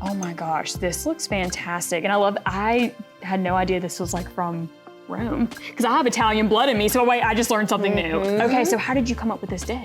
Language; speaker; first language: English; native; English